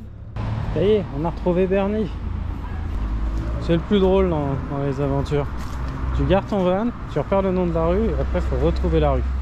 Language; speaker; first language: French; native; French